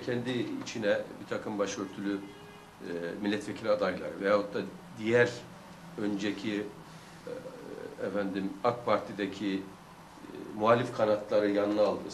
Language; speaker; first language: Turkish; native; Turkish